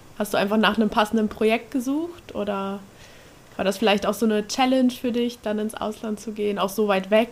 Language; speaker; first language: German; native; German